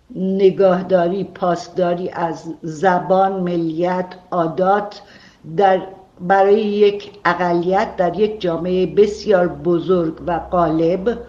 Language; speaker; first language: Persian; non-native, local second language; Armenian